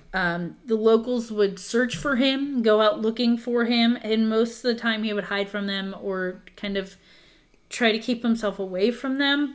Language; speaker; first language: English; native; English